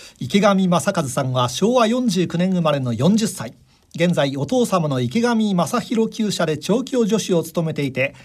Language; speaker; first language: Japanese; native; Japanese